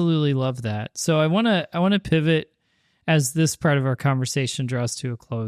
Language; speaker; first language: English; native; English